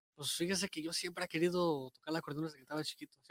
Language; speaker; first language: Spanish; early bilingual, heritage; Spanish